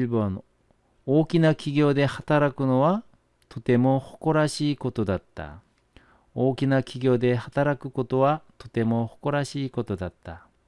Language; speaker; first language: Japanese; non-native, fluent; Korean